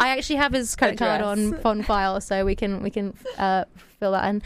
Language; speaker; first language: English; native; English